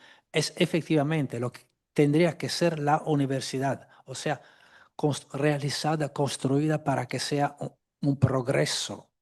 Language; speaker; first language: Spanish; non-native, fluent; Italian